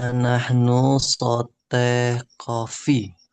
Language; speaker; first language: Hebrew; non-native, learner; Indonesian